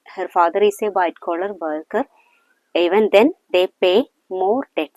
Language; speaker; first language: English; non-native, local second language; Malayalam